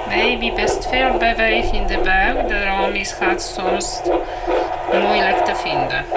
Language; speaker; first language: Dutch; non-native, learner; Polish